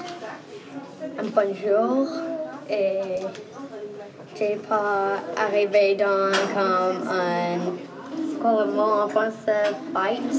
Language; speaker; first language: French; non-native, local second language; English